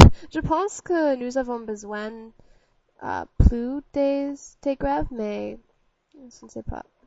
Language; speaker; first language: French; non-native, learner; English